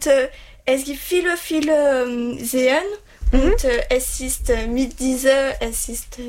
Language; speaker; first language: German; non-native, learner; French